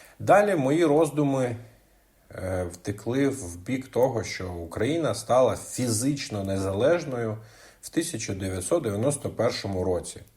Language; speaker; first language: Ukrainian; non-native, local second language; Russian